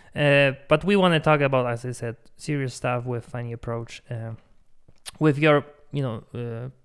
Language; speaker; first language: English; non-native, fluent; Polish